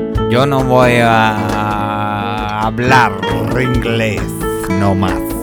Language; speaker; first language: Spanish; early bilingual, other home language; English